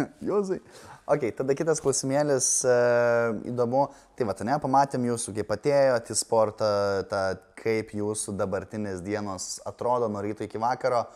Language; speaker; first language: Lithuanian; native; Lithuanian